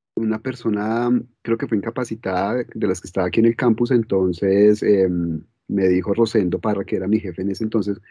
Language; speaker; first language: Spanish; native; Spanish